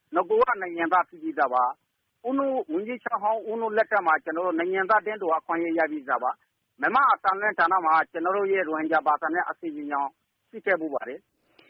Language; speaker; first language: Burmese; non-native, local second language; Rohingya